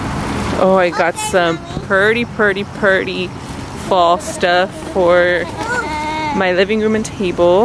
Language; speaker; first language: English; early bilingual, other home language; Spanish